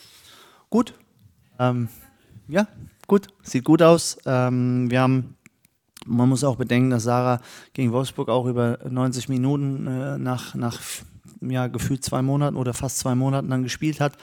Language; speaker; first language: German; native; German